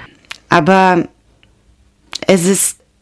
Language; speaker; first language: German; non-native, learner; Ukrainian